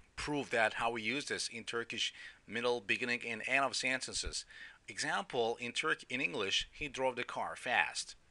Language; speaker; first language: English; non-native, fluent; Turkish